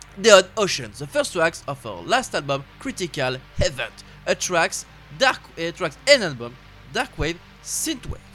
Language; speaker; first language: English; non-native, learner; French